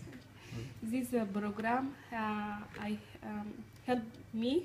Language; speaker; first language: English; non-native, learner; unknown